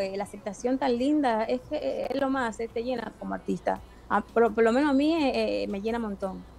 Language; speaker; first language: Spanish; native; Spanish